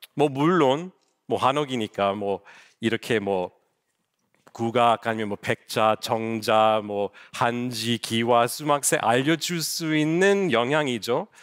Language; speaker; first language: Korean; non-native, fluent; English